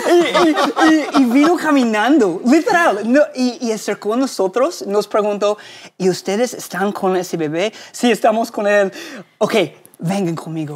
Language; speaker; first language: Spanish; non-native, fluent; English